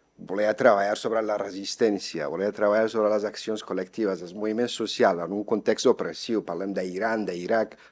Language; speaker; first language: Catalan; non-native, fluent; Persian